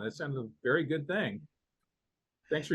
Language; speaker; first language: English; native; English